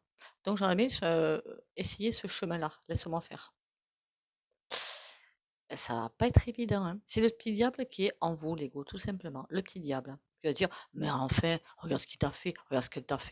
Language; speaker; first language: French; native; French